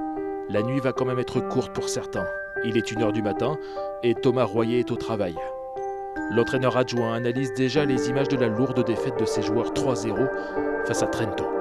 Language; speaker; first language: French; native; French